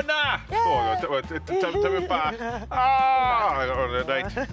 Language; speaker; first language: Welsh; non-native, learner; English